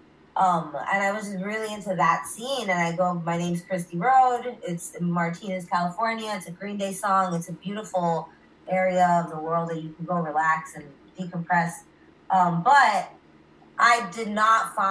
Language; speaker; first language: English; native; English